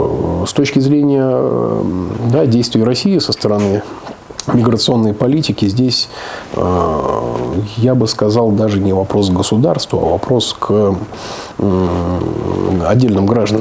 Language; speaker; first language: Russian; native; Russian